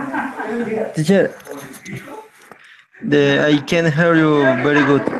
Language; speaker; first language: English; non-native, learner; Spanish